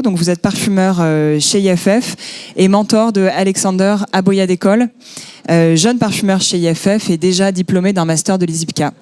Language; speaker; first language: French; native; French